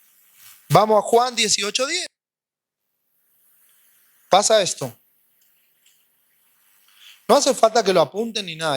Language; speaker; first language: Spanish; native; Spanish